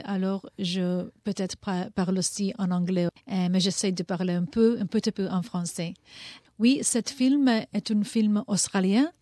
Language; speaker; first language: French; non-native, learner; Maltese